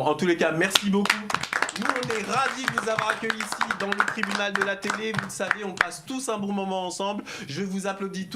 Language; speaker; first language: French; native; French